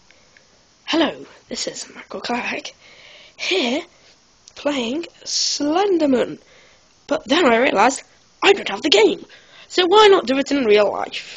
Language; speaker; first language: English; native; English